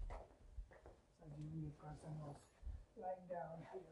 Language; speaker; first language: English; non-native, local second language; Gujarati